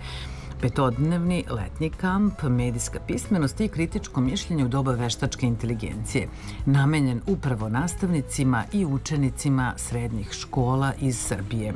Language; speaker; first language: Serbian; native; Serbian